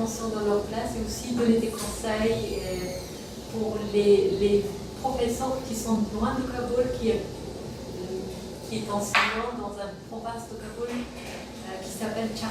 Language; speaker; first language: French; non-native, fluent; Persian